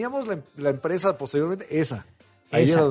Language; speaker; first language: Spanish; native; Spanish